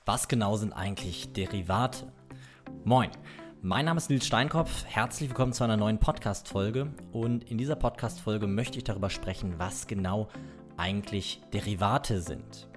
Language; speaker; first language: German; native; German